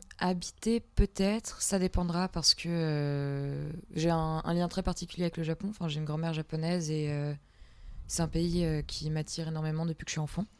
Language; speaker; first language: French; native; French